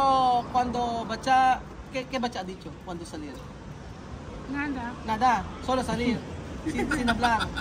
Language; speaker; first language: Spanish; non-native, learner; Filipino